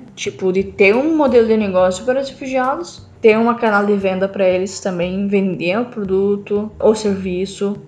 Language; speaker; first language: Portuguese; non-native, learner; Arabic